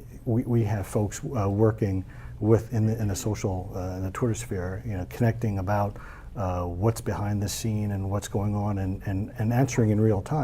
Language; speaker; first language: English; native; English